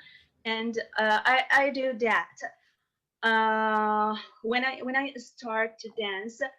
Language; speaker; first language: English; non-native, learner; Persian